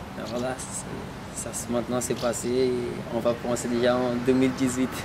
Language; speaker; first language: French; non-native, fluent; Portuguese